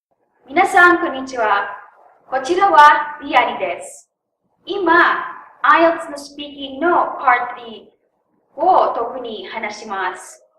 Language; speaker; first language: Japanese; non-native, learner; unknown